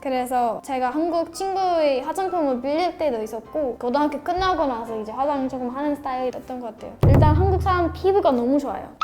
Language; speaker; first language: Korean; non-native, fluent; English